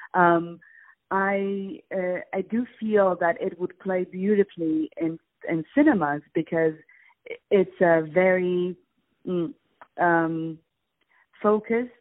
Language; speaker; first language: English; non-native, fluent; Polish